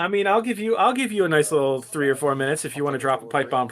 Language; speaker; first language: English; native; English